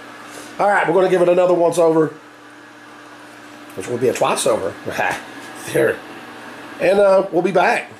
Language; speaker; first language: English; native; English